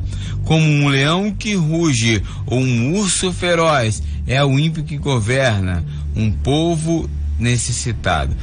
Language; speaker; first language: Portuguese; native; Portuguese